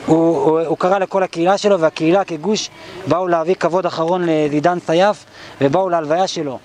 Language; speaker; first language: Hebrew; native; Hebrew